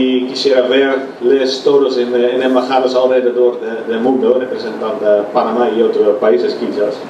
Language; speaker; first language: Spanish; non-native, fluent; Dutch